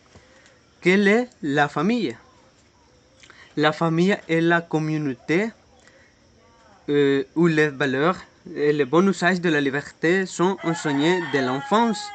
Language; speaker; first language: French; non-native, learner; Spanish